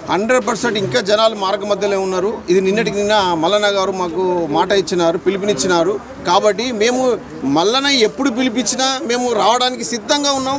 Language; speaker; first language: Telugu; native; Telugu